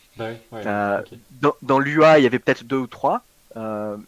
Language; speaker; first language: French; non-native, fluent; Portuguese